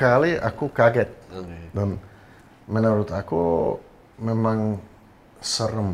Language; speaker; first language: Indonesian; non-native, fluent; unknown